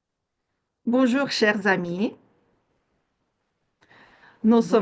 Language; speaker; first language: French; non-native, fluent; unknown